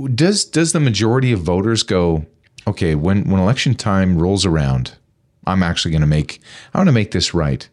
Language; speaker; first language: English; native; English